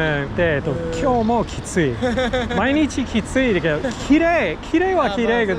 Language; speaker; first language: Japanese; non-native, learner; English